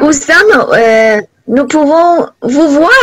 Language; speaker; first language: French; non-native, learner; Chinese